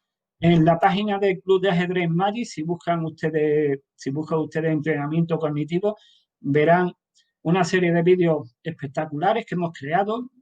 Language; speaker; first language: Spanish; native; Spanish